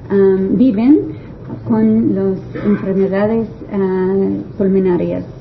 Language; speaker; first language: Spanish; non-native, learner; English